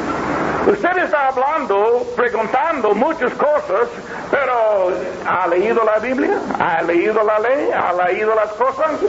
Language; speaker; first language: Spanish; non-native, learner; English